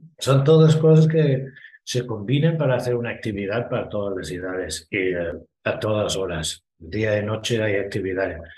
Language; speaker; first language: Spanish; non-native, fluent; English